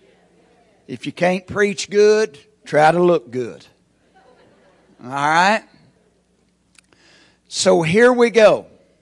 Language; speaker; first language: English; native; English